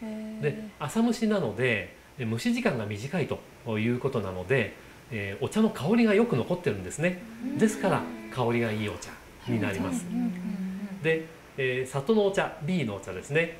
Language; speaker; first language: Japanese; native; Japanese